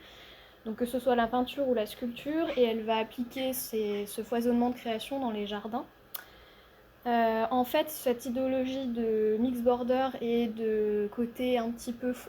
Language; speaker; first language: French; native; French